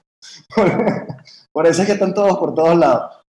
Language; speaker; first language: Spanish; early bilingual, heritage; French